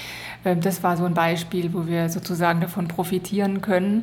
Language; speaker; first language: German; native; German